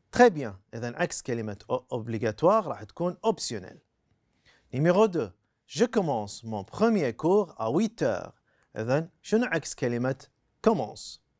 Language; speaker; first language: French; non-native, fluent; Arabic